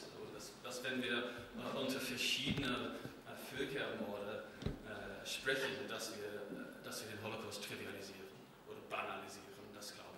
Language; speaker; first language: German; non-native, fluent; English